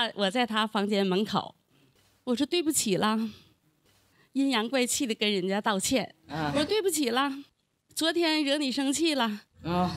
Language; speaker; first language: Chinese; native; Chinese